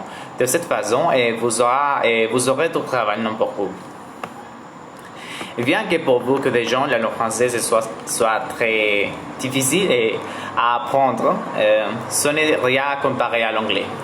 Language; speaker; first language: French; non-native, learner; Spanish